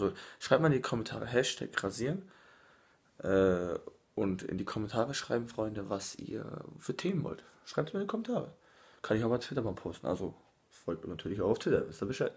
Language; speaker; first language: German; non-native, fluent; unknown